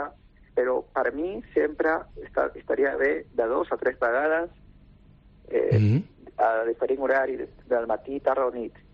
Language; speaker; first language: Catalan; non-native, local second language; Spanish